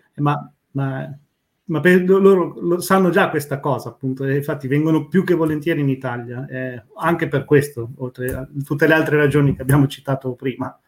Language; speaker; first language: Italian; native; Italian